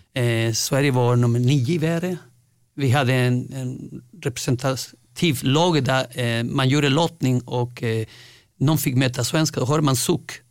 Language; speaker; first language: Swedish; non-native, fluent; Spanish